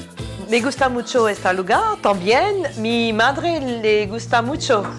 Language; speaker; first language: Spanish; non-native, learner; French